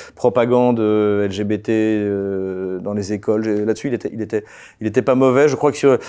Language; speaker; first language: French; native; French